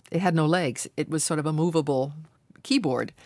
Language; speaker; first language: English; native; English